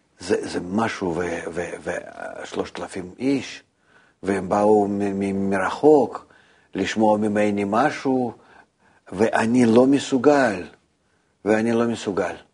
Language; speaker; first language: Hebrew; non-native, fluent; Russian